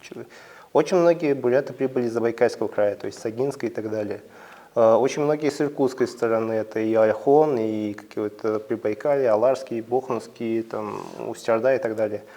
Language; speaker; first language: Russian; native; Russian